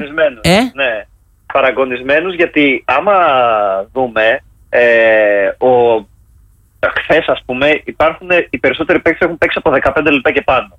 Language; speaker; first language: Greek; native; Greek